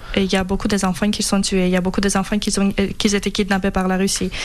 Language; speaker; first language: French; non-native, fluent; Ukrainian